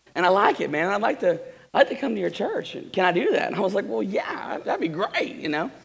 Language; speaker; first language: English; native; English